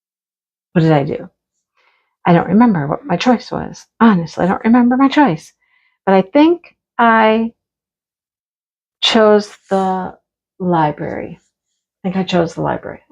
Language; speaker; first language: English; native; English